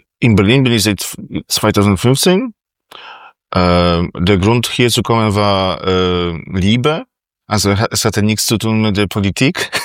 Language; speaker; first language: German; non-native, fluent; Polish